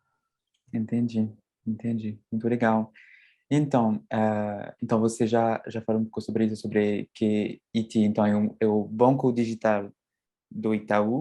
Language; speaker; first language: Portuguese; non-native, fluent; French